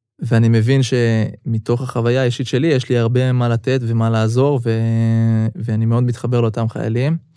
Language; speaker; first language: Hebrew; early bilingual, other home language; Russian